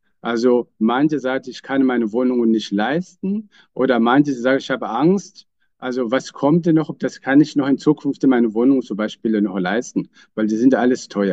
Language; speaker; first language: German; non-native, fluent; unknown